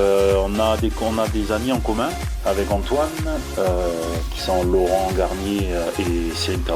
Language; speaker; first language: French; native; French